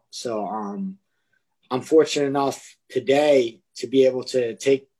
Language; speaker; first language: English; native; English